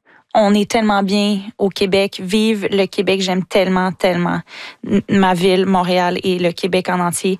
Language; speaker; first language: French; native; French